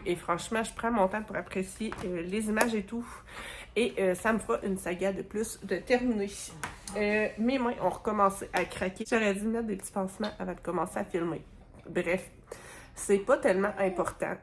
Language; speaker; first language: French; native; French